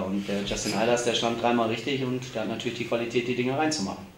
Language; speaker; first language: German; native; German